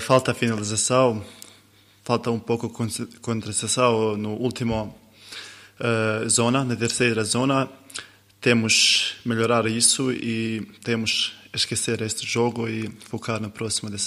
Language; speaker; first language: Portuguese; non-native, learner; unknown